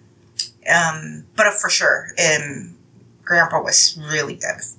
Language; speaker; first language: English; non-native, local second language; Filipino